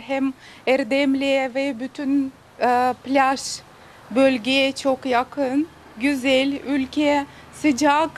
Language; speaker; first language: Turkish; non-native, learner; Russian